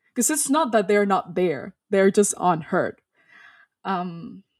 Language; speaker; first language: English; non-native, fluent; Spanish